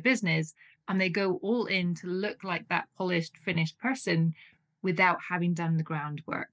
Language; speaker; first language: English; native; English